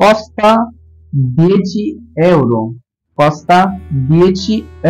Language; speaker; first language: Italian; non-native, fluent; Bangla